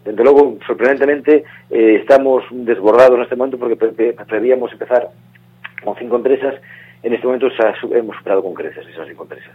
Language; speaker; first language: Galician; non-native, local second language; Spanish